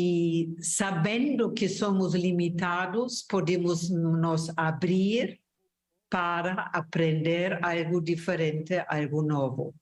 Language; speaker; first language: Portuguese; non-native, fluent; German